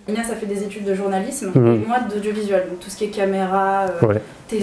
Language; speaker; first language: French; native; French